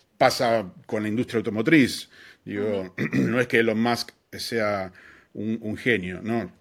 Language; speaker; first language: Spanish; native; Spanish